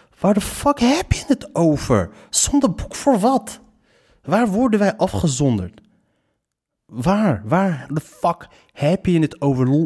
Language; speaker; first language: Dutch; early bilingual, other home language; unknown